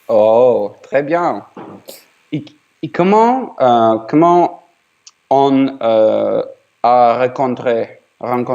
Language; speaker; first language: French; non-native, learner; Ukrainian